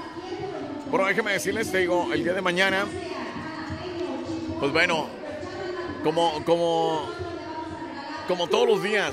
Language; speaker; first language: Spanish; native; Spanish